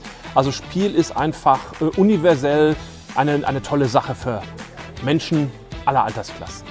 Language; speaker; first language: German; native; German